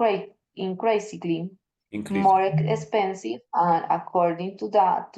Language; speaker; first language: English; non-native, learner; Spanish